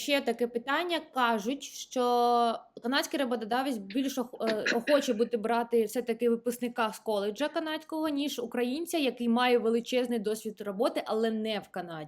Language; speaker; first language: Ukrainian; native; Ukrainian